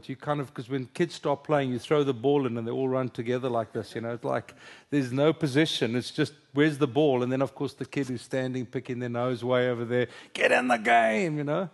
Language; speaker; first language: English; non-native, local second language; Afrikaans